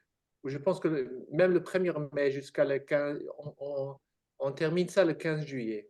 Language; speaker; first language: French; non-native, fluent; German